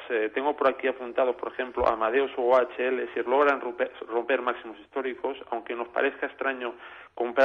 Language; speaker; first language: Spanish; native; Spanish